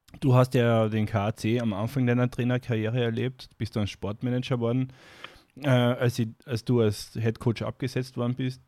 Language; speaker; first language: German; native; German